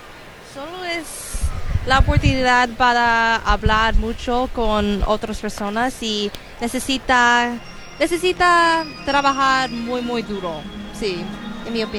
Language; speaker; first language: Spanish; non-native, learner; English